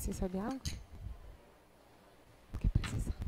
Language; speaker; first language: Portuguese; non-native, fluent; Italian